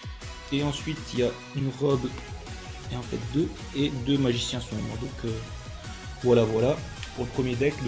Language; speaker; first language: French; native; French